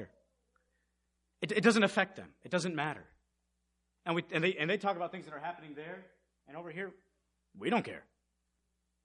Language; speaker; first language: English; native; English